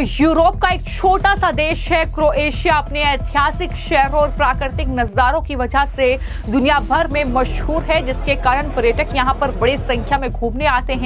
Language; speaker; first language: Hindi; native; Hindi